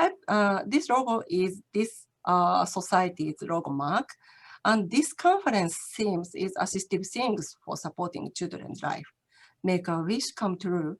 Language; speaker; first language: English; non-native, learner; Japanese